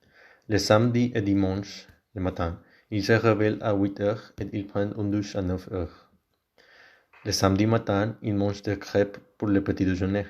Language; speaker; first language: French; non-native, learner; Spanish